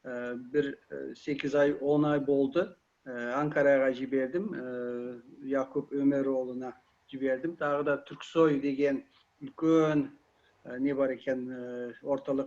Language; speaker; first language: Kyrgyz; non-native, learner; Kazakh